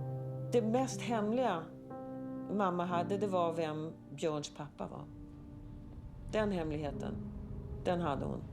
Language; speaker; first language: Swedish; native; Swedish